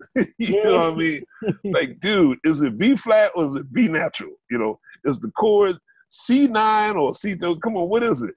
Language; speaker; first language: English; native; English